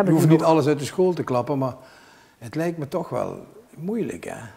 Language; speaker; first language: Dutch; native; Dutch